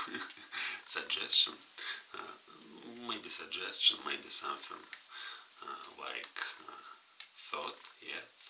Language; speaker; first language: English; non-native, fluent; Russian